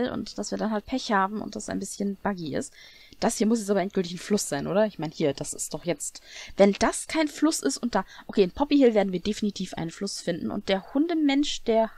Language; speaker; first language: German; native; German